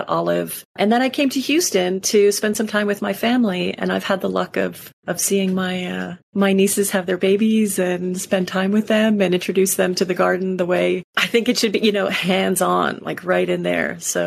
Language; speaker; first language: English; native; English